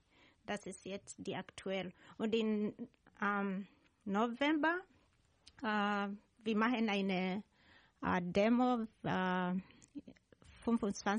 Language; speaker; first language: German; non-native, learner; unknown